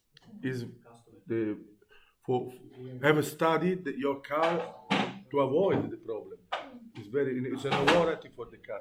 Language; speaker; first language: English; non-native, learner; Italian